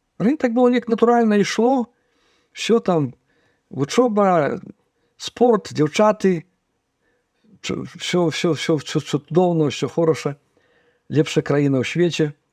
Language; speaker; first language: Belarusian; native; Belarusian